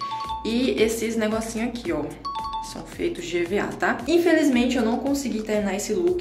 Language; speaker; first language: Portuguese; native; Portuguese